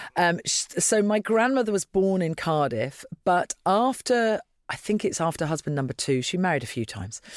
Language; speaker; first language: English; native; English